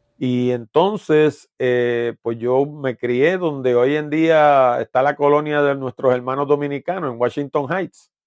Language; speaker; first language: Spanish; early bilingual, heritage; Spanish